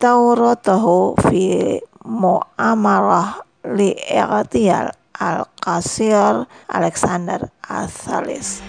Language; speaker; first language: Arabic; non-native, fluent; Indonesian